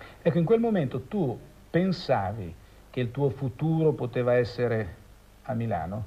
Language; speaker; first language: Italian; native; Italian